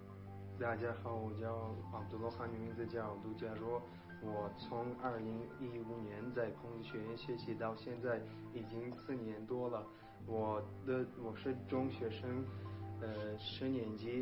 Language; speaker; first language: Chinese; non-native, learner; Tajik